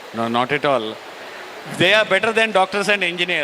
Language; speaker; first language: English; non-native, local second language; Kannada